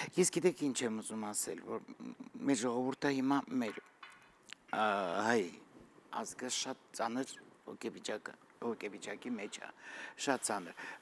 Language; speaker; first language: Armenian; native; Armenian